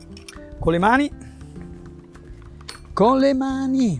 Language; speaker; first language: Italian; native; Italian